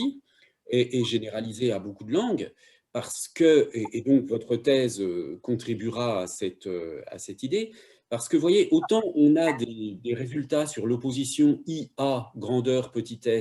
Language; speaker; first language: French; native; French